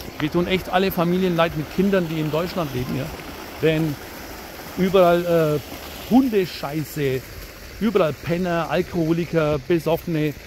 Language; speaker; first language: German; early bilingual, other home language; Turkish